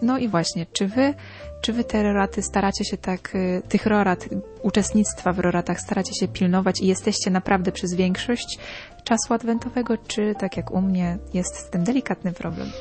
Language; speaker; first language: Polish; native; Polish